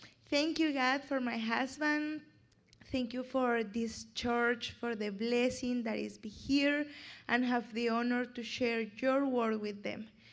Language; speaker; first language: English; non-native, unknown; Spanish